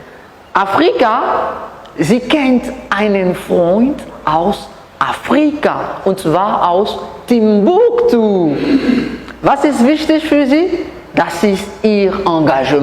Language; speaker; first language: German; non-native, learner; French